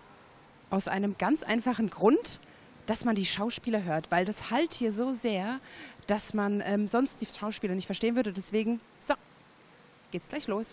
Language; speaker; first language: German; native; German